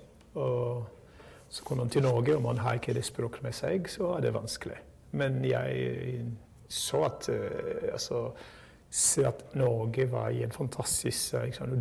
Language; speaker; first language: Norwegian; non-native, fluent; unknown